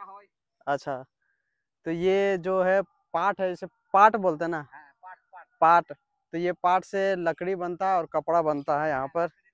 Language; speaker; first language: Hindi; native; Hindi